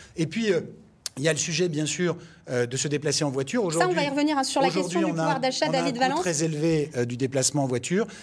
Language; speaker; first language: French; native; French